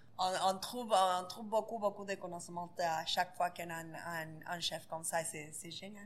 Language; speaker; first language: French; non-native, fluent; Spanish